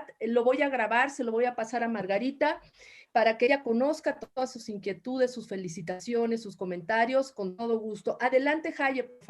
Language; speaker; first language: Spanish; native; Spanish